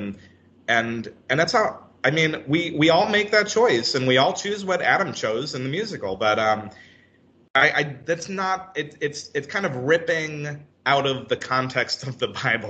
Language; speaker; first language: English; native; English